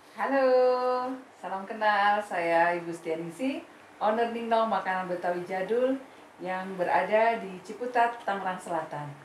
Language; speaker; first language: Indonesian; native; Indonesian